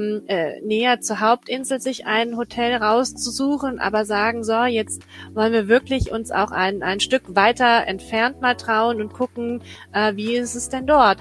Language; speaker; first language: German; native; German